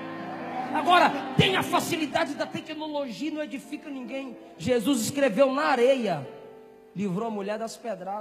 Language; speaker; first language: Portuguese; native; Portuguese